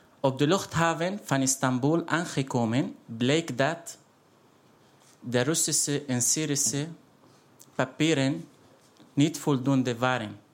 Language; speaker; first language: Dutch; non-native, fluent; Arabic